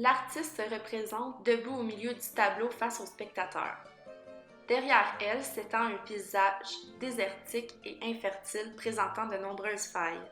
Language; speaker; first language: French; native; French